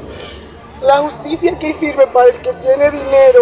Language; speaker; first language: Spanish; native; Spanish